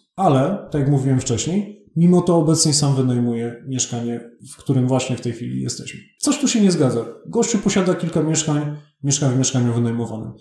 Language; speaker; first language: Polish; native; Polish